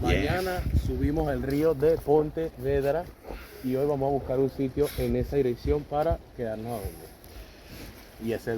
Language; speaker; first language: Spanish; native; Spanish